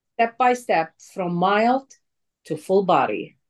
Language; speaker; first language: English; non-native, fluent; Arabic